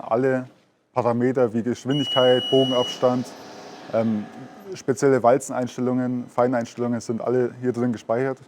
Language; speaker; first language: German; native; German